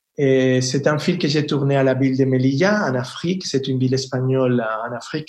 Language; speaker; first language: French; non-native, fluent; Spanish